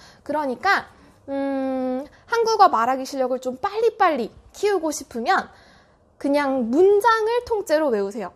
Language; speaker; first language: Korean; native; Korean